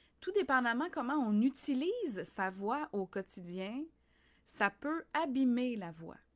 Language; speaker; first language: French; native; French